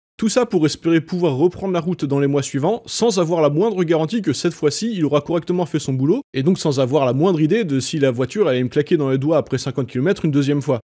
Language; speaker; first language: French; native; French